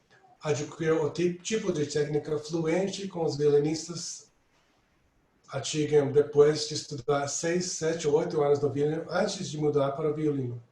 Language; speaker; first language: Portuguese; non-native, fluent; English